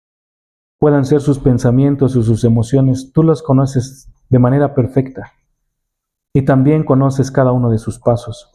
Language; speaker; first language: Spanish; native; Spanish